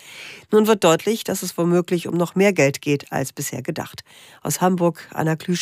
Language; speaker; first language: German; native; German